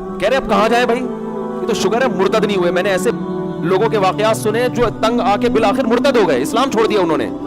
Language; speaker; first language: Urdu; native; Urdu